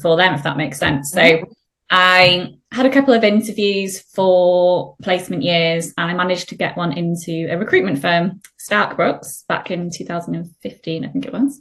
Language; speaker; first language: English; native; English